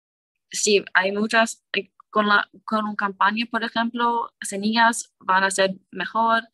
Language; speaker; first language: Spanish; non-native, learner; English